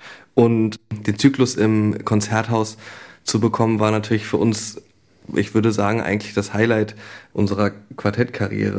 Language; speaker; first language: German; native; German